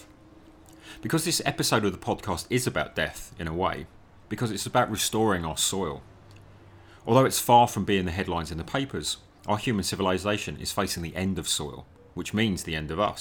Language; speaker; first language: English; native; English